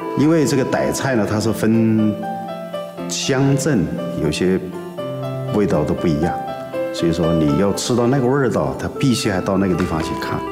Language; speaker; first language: Chinese; non-native, local second language; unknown